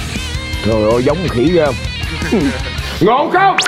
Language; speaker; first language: Vietnamese; native; Vietnamese